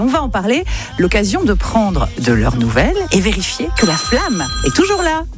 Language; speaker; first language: French; native; French